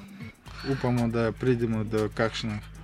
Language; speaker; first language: Slovenian; non-native, learner; Russian